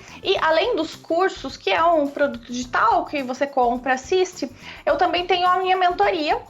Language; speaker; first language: Portuguese; native; Portuguese